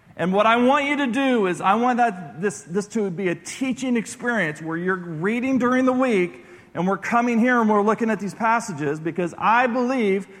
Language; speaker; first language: English; native; English